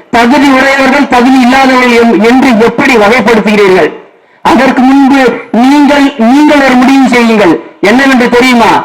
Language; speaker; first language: Tamil; non-native, local second language; Kannada